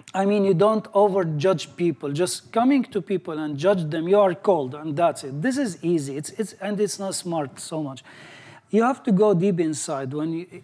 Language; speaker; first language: English; non-native, fluent; Arabic